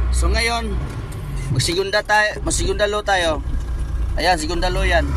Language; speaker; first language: Filipino; native; Filipino